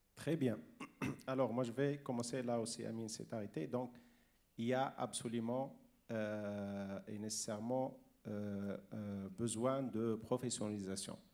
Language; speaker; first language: French; non-native, local second language; Arabic